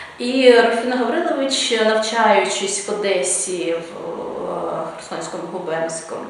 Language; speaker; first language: Ukrainian; native; Ukrainian